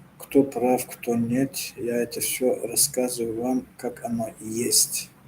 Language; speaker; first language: Russian; non-native, local second language; Lezghian